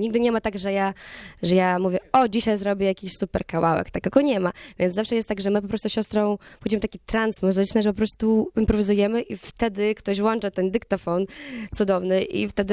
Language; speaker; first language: Polish; non-native, learner; Ukrainian